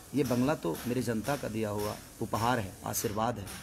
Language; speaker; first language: Hindi; native; Hindi